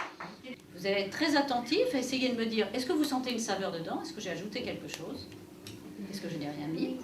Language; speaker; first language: French; native; French